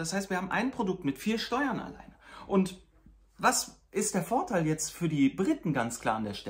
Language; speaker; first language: German; native; German